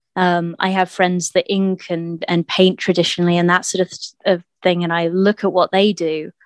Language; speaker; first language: English; native; English